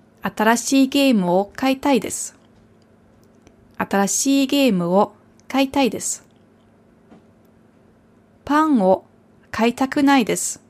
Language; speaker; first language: Japanese; non-native, fluent; German